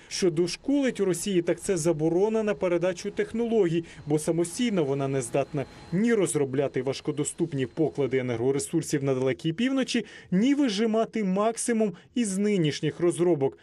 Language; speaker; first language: Ukrainian; native; Ukrainian